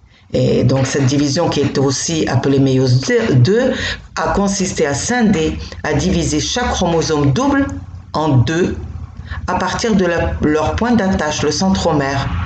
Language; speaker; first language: French; non-native, local second language; Arabic